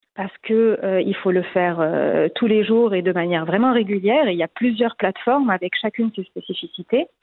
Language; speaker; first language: French; non-native, local second language; Arabic